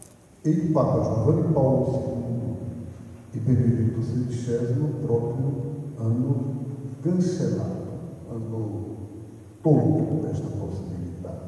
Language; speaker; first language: Italian; non-native, fluent; Portuguese